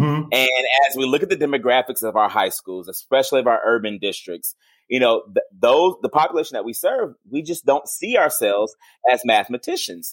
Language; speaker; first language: English; native; English